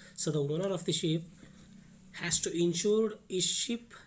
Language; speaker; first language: English; non-native, local second language; Kannada